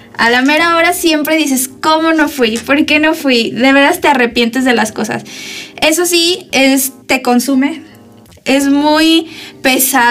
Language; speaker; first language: Spanish; native; Spanish